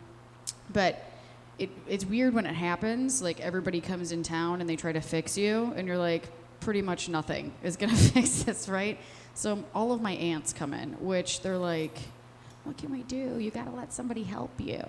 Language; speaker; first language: English; native; English